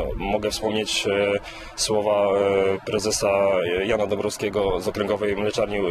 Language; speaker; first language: Polish; native; Polish